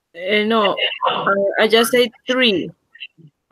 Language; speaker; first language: English; non-native, learner; Spanish